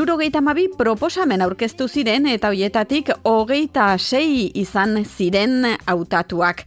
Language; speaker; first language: Basque; native; Basque